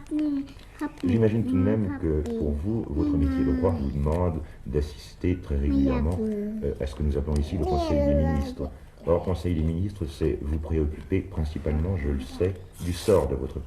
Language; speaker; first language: French; native; French